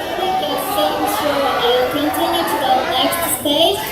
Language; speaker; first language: English; non-native, learner; Korean